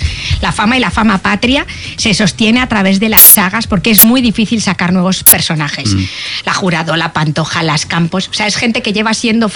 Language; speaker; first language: Spanish; native; Spanish